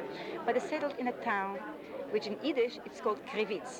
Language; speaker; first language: English; non-native, fluent; Yiddish